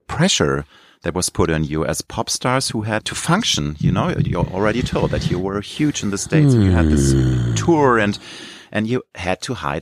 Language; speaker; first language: English; non-native, fluent; German